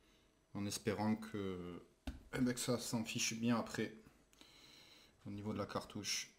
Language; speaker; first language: French; native; French